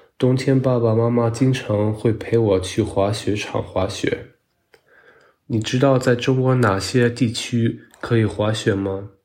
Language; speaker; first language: Chinese; non-native, fluent; German